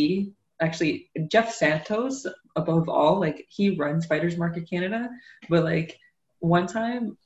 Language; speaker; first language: English; native; English